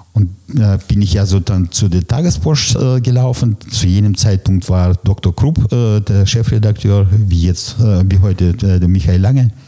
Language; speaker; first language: German; non-native, fluent; Russian